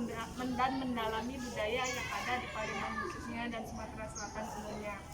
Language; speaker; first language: Indonesian; native; Indonesian